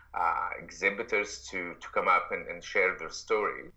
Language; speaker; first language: English; non-native, fluent; Arabic